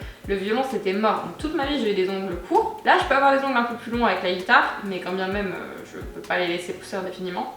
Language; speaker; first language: French; native; French